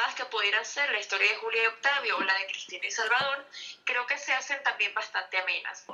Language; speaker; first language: Spanish; native; Spanish